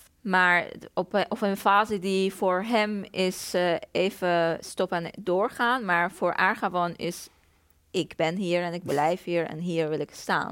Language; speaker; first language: Dutch; non-native, fluent; Persian